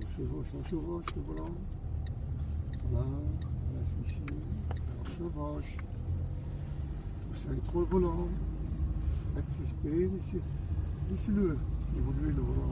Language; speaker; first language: French; native; French